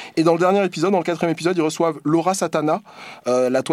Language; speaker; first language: French; native; French